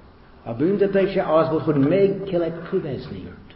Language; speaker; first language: Hungarian; non-native, fluent; English